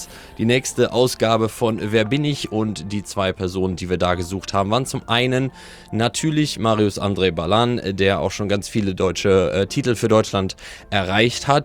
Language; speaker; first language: German; native; German